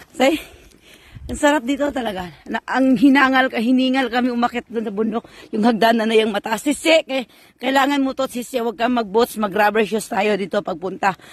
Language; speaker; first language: Filipino; non-native, local second language; Cebuano